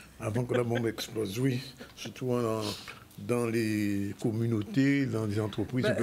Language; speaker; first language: French; native; French